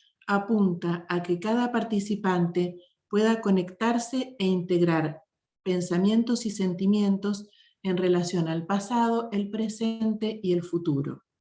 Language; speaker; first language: Spanish; native; Spanish